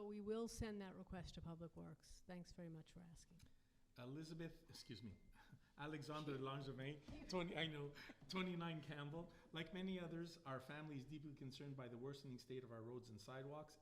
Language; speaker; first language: English; native; English